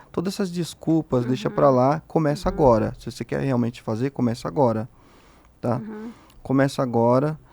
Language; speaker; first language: Portuguese; native; Portuguese